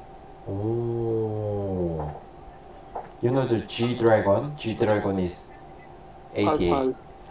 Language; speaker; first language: English; non-native, learner; Korean